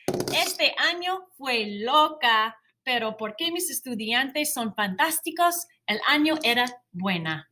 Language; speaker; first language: Spanish; non-native, fluent; English